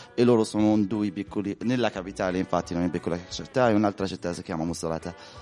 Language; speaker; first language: Italian; non-native, fluent; Arabic